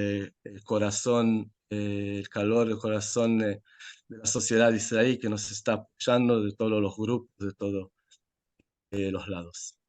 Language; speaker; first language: Spanish; non-native, fluent; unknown